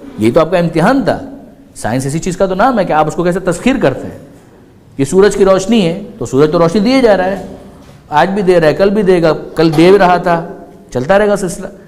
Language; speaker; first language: Urdu; native; Urdu